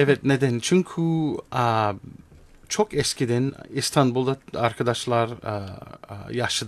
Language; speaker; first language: Turkish; non-native, learner; English